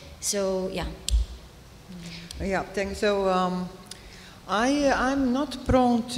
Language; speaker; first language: English; non-native, fluent; Serbian